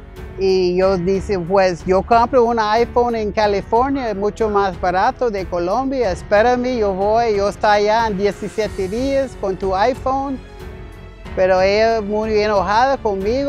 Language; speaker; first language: Spanish; non-native, learner; English